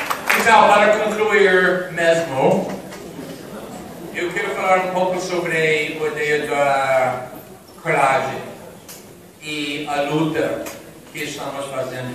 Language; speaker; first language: Portuguese; non-native, fluent; English